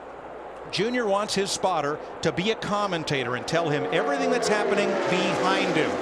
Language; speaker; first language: English; native; English